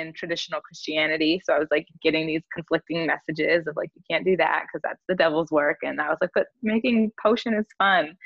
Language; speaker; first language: English; native; English